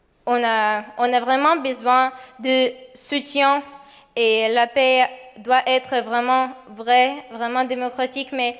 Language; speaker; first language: French; non-native, fluent; Ukrainian